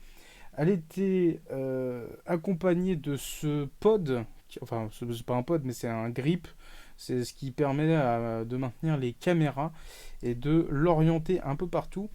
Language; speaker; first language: French; native; French